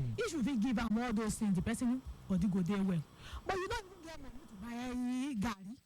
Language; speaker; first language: Nigerian Pidgin; non-native, local second language; Yoruba